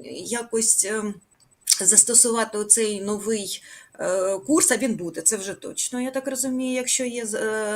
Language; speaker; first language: Ukrainian; native; Ukrainian